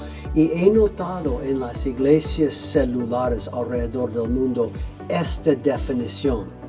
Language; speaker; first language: Spanish; non-native, fluent; English